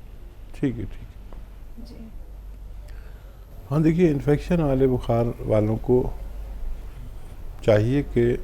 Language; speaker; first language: Hindi; native; Hindi